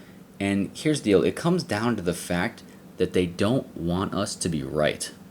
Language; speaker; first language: English; native; English